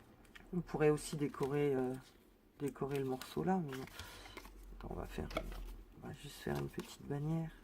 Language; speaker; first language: French; native; French